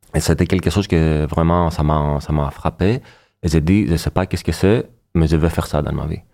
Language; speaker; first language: French; non-native, fluent; Greek